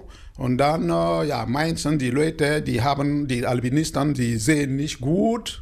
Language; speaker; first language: German; non-native, learner; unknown